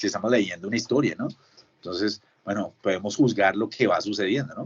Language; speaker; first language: Spanish; native; Spanish